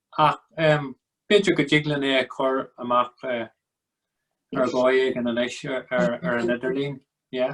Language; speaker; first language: Irish; non-native, local second language; English